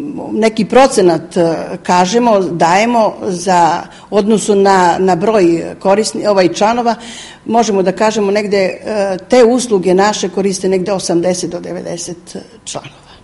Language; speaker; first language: Serbian; native; Serbian